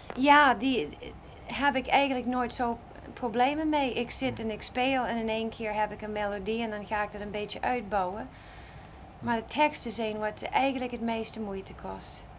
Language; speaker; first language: Dutch; non-native, fluent; English